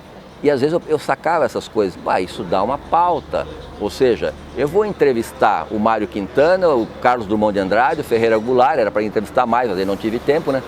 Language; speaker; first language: Portuguese; native; Portuguese